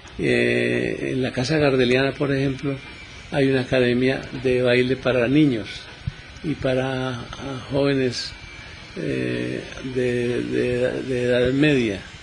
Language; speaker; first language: Spanish; native; Spanish